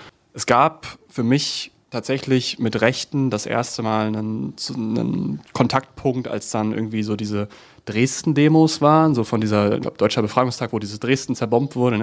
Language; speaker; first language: German; native; German